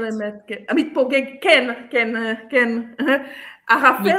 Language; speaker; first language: Hebrew; non-native, fluent; Czech